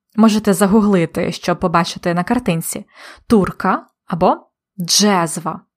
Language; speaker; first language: Ukrainian; native; Ukrainian